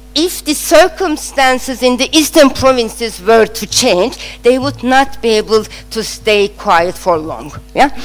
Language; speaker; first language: English; non-native, fluent; Turkish